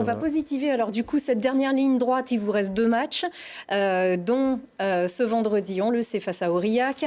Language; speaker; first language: French; native; French